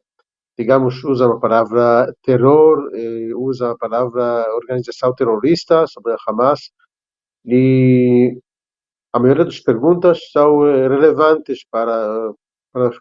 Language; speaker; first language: Portuguese; non-native, fluent; Hebrew